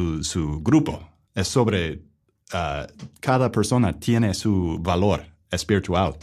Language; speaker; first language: Spanish; non-native, learner; English